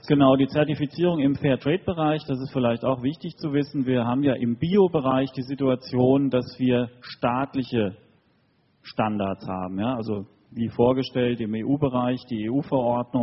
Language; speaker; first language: German; native; German